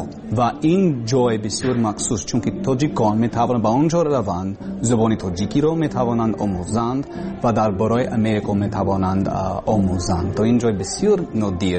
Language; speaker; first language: Persian; non-native, learner; English